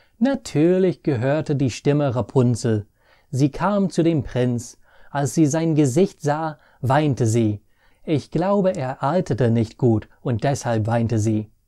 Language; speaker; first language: German; non-native, fluent; English